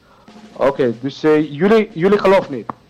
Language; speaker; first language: Dutch; non-native, learner; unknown